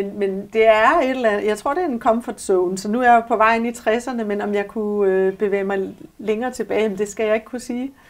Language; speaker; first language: Danish; native; Danish